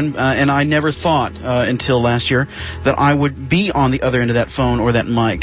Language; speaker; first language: English; native; English